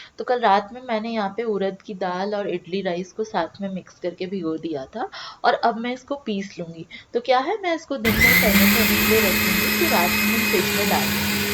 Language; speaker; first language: Hindi; non-native, local second language; Bangla